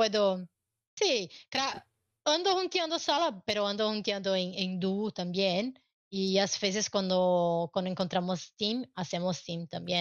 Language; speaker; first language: Spanish; non-native, learner; Portuguese